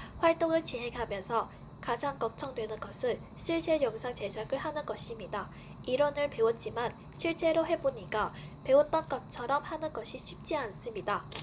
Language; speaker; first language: Korean; non-native, fluent; Vietnamese